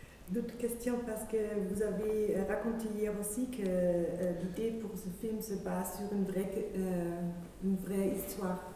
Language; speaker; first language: French; non-native, fluent; German